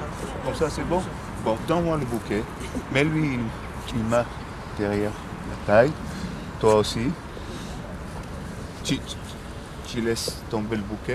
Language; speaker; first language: French; native; French